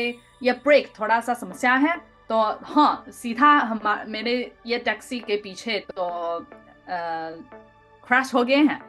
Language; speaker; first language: Hindi; non-native, learner; Chinese